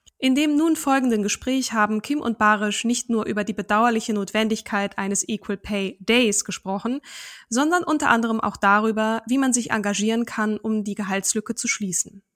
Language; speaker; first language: German; native; German